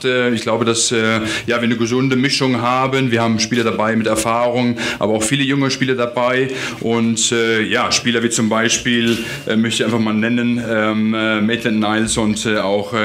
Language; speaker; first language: German; native; German